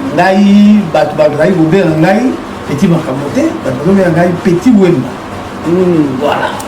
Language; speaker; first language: Lingala; native; Lingala